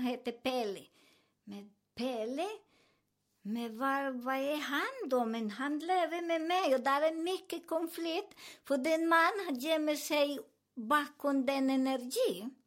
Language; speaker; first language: Swedish; non-native, learner; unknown